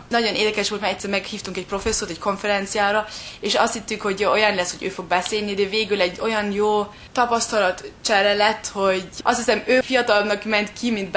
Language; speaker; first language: Hungarian; early bilingual, heritage; German